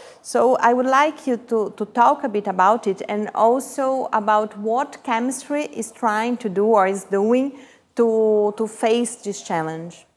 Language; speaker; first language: English; non-native, fluent; Portuguese